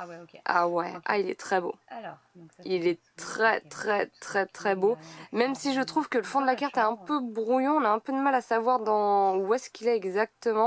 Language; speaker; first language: French; native; French